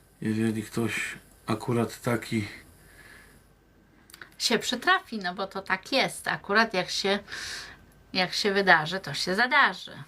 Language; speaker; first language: Polish; native; Polish